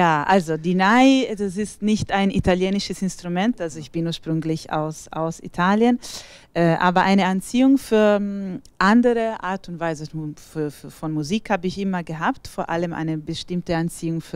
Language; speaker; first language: German; non-native, fluent; Italian